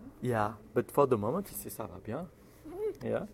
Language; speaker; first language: English; non-native, fluent; French